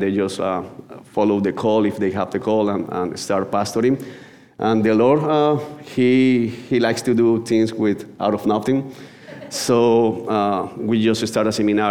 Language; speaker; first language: English; non-native, fluent; Spanish